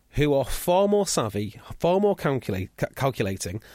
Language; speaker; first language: English; native; English